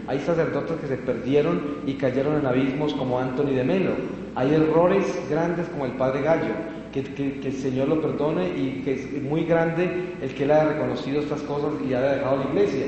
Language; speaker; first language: Spanish; native; Spanish